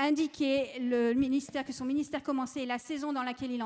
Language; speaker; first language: French; native; French